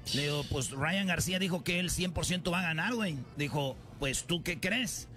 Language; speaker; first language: Spanish; native; Spanish